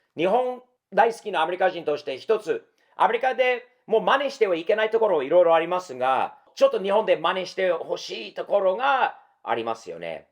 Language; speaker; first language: Japanese; non-native, fluent; English